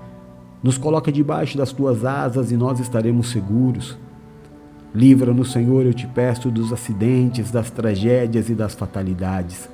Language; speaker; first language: Portuguese; native; Portuguese